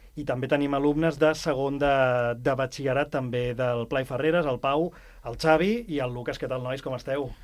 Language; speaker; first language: Catalan; native; Catalan